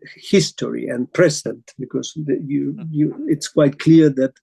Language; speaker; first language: English; non-native, fluent; Spanish